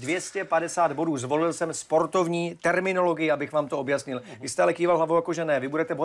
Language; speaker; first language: Czech; native; Czech